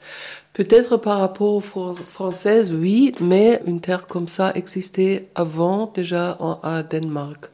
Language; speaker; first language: French; non-native, fluent; German